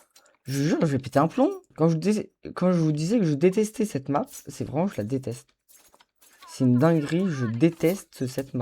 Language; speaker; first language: French; native; French